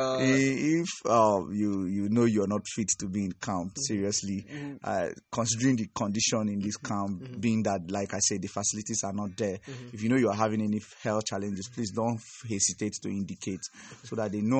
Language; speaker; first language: English; non-native, local second language; Igbo